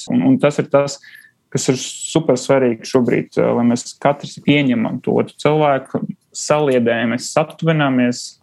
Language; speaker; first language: Latvian; non-native, local second language; Russian